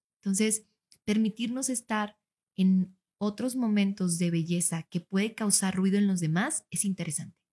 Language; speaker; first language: Spanish; native; Spanish